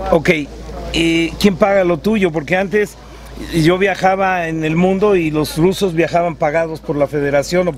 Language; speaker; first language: Spanish; native; Spanish